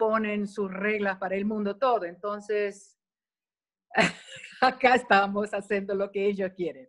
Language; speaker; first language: Spanish; non-native, fluent; Portuguese